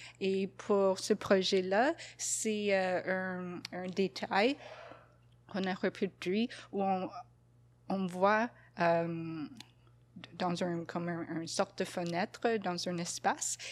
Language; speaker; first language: French; non-native, local second language; English